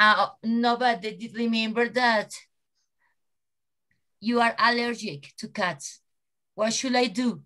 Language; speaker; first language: English; non-native, learner; Spanish